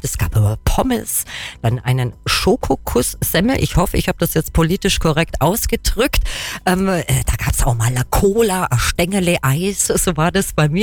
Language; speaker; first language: German; native; German